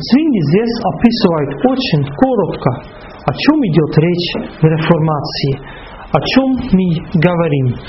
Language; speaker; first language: Russian; non-native, fluent; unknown